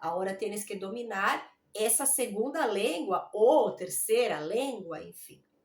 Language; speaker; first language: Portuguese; non-native, learner; Spanish